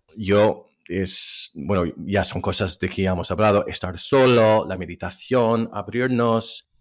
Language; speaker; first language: Spanish; non-native, fluent; English